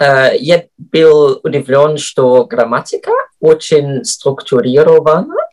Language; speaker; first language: Russian; non-native, fluent; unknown